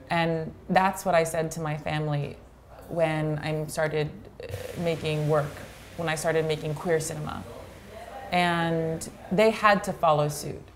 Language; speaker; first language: English; native; English